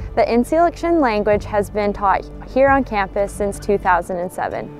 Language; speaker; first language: English; native; English